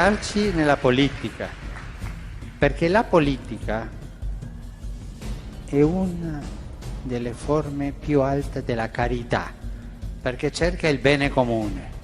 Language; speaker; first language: Italian; non-native, fluent; Spanish